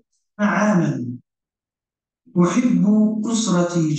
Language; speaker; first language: Arabic; non-native, learner; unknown